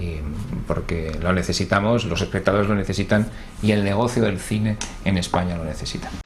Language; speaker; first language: Spanish; native; Spanish